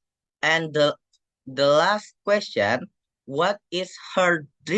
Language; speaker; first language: English; non-native, fluent; Indonesian